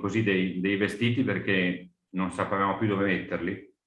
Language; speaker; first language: Italian; native; Italian